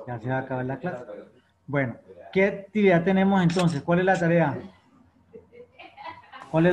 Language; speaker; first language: Spanish; native; Spanish